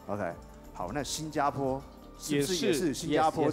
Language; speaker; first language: Chinese; native; Chinese